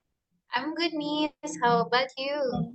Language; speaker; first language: English; non-native, learner; Indonesian